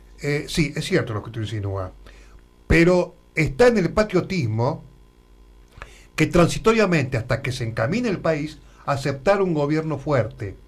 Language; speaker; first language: Spanish; native; Spanish